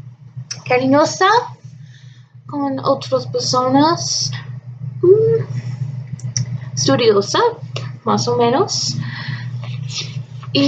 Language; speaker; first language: Spanish; non-native, learner; English